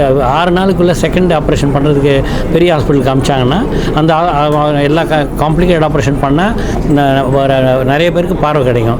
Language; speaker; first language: Tamil; native; Tamil